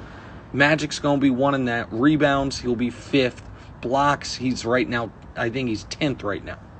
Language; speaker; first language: English; native; English